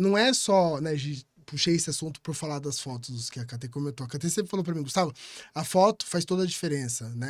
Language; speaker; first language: Portuguese; native; Portuguese